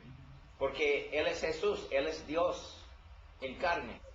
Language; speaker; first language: Spanish; non-native, learner; English